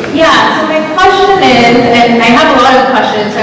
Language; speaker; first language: English; native; English